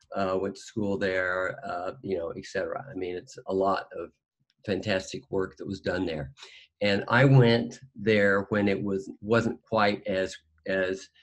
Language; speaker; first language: English; native; English